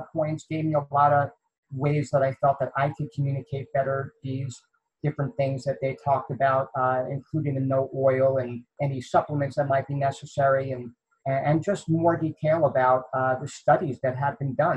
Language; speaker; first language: English; native; English